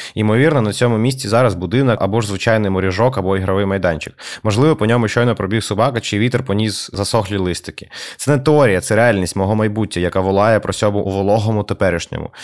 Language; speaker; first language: Ukrainian; native; Ukrainian